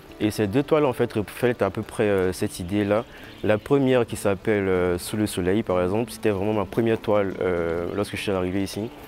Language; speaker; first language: French; native; French